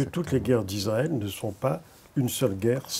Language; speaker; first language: French; native; French